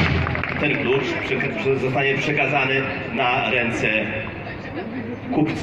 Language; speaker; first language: Polish; native; Polish